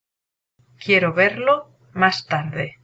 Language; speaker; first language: Spanish; non-native, learner; English